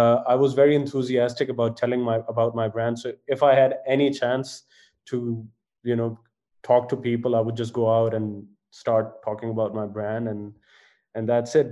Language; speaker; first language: English; non-native, local second language; Punjabi